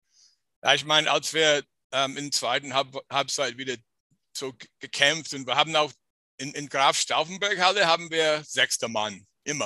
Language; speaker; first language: German; non-native, fluent; English